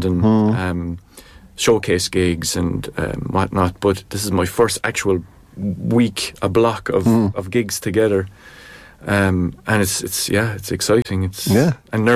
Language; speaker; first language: English; native; English